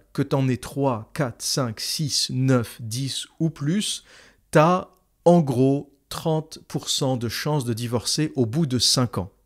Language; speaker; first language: French; native; French